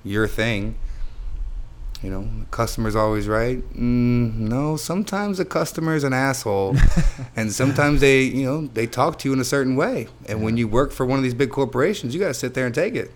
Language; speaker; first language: English; native; English